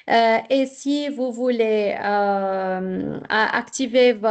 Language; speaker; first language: French; non-native, fluent; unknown